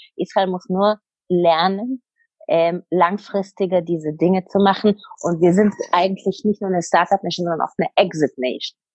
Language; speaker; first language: German; native; German